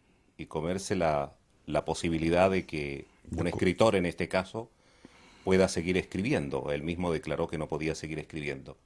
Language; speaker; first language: Spanish; native; Spanish